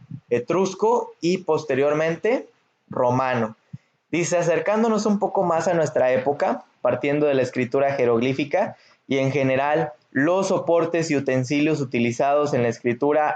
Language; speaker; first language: Spanish; native; Spanish